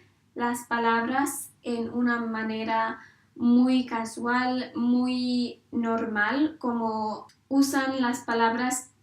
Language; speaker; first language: Spanish; non-native, learner; English